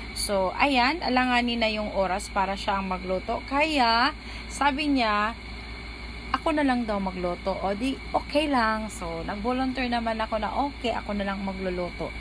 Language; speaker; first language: Filipino; non-native, local second language; Cebuano